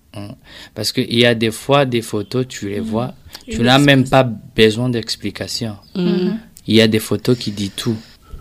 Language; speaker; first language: French; non-native, local second language; Rundi